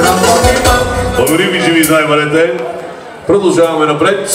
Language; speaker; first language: Bulgarian; non-native, local second language; Turkish